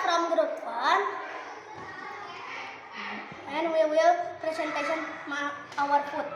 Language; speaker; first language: English; non-native, learner; Indonesian